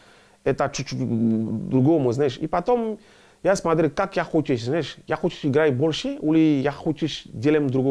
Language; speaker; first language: Russian; non-native, learner; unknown